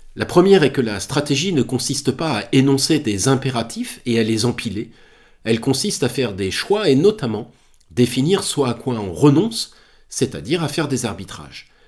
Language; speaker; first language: French; native; French